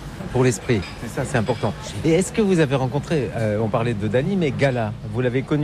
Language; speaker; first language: French; native; French